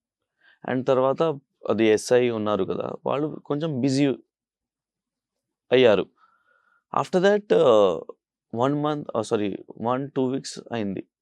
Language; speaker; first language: Telugu; non-native, local second language; Urdu